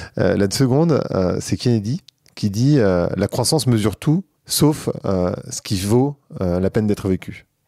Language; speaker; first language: French; native; French